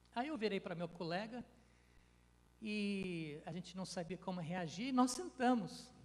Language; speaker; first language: Portuguese; non-native, fluent; English